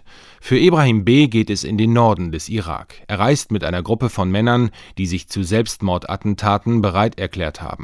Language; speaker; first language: German; native; German